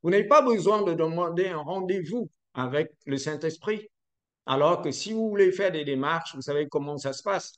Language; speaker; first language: French; non-native, fluent; Vietnamese